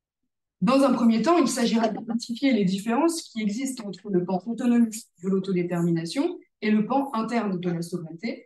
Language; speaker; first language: French; native; French